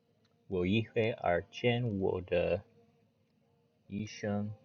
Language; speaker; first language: Chinese; non-native, learner; English